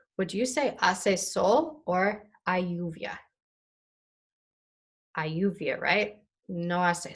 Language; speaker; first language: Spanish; non-native, fluent; English